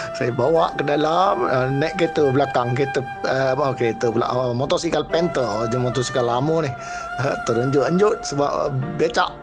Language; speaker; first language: Malay; non-native, local second language; Tamil